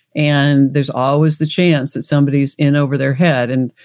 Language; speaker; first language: English; native; English